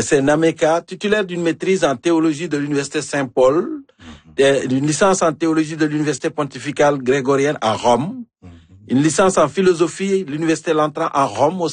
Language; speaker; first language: French; native; French